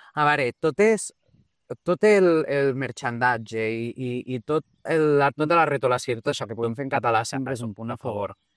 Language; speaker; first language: Catalan; early bilingual, other home language; Portuguese